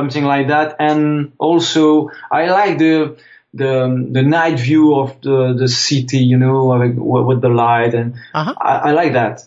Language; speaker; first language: English; non-native, fluent; French